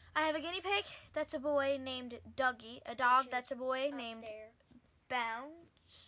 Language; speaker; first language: English; native; English